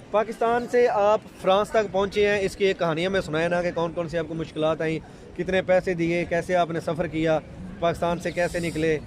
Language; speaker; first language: Urdu; non-native, local second language; Punjabi